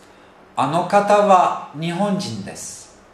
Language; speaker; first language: Japanese; non-native, fluent; Turkish